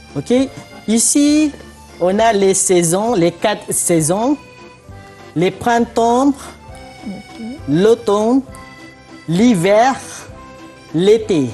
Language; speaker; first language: French; non-native, fluent; Malay